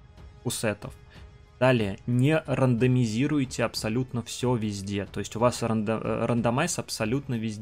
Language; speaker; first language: Russian; native; Russian